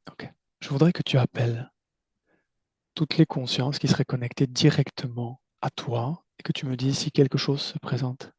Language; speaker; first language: French; native; French